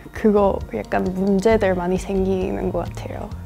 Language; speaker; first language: Korean; non-native, fluent; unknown